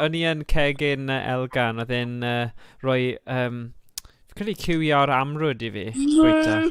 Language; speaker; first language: Welsh; native; Welsh